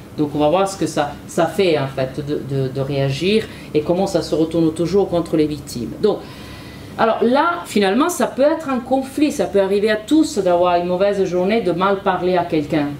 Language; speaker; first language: French; native; French